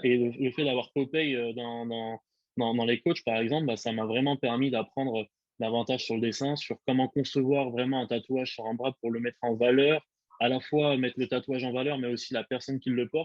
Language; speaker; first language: French; native; French